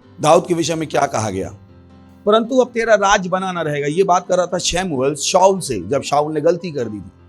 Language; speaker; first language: Hindi; native; Hindi